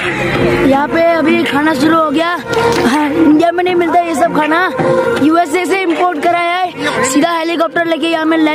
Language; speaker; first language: Hindi; non-native, local second language; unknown